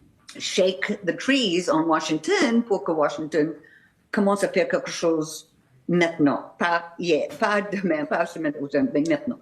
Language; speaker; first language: French; non-native, fluent; English